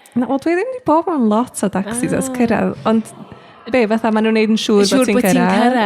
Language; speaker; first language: Welsh; native; Welsh